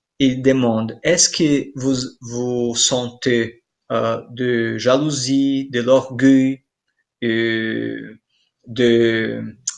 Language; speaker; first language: French; non-native, fluent; Portuguese